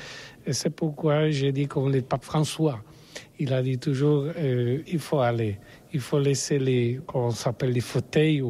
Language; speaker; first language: French; non-native, fluent; Polish